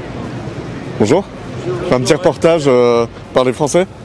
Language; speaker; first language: French; native; French